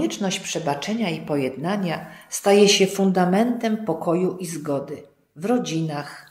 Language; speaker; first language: Polish; native; Polish